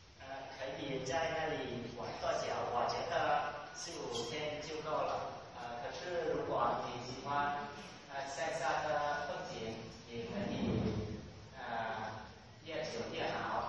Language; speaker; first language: Chinese; non-native, learner; Vietnamese